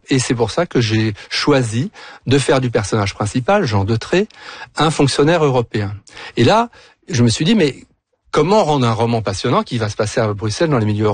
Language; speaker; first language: French; native; French